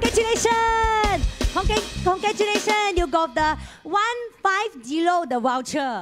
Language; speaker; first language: English; non-native, local second language; Chinese